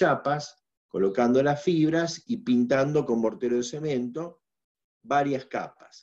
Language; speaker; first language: Spanish; native; Spanish